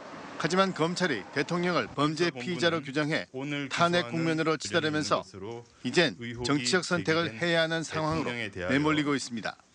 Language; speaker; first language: Korean; native; Korean